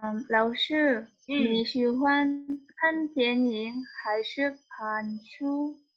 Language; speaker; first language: Chinese; non-native, learner; Indonesian